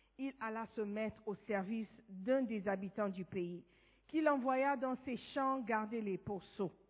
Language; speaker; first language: French; non-native, fluent; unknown